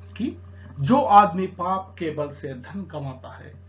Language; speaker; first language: Hindi; non-native, local second language; Telugu